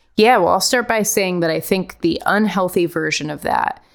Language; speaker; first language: English; early bilingual, other home language; Italian